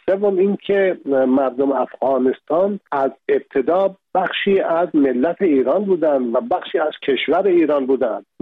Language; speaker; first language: Persian; native; Persian